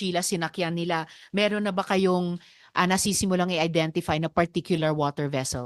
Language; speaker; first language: Filipino; native; Filipino